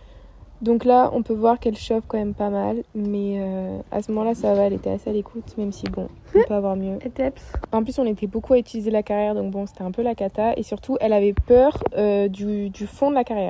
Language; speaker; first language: French; native; French